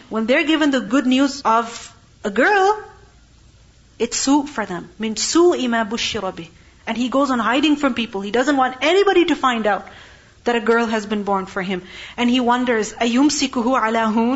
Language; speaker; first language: English; non-native, local second language; Urdu